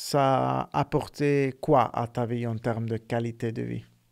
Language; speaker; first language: French; non-native, fluent; Italian